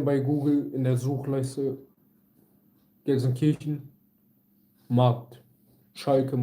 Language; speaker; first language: German; early bilingual, other home language; Kurdish